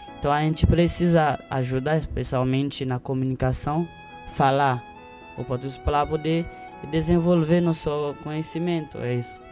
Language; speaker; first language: Portuguese; non-native, fluent; Haitian Creole